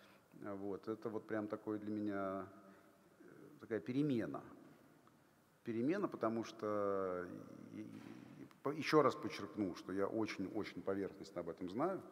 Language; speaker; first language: Russian; native; Russian